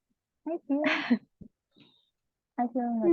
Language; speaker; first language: English; non-native, learner; Indonesian